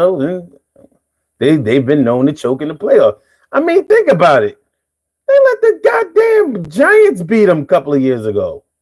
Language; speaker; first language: English; native; English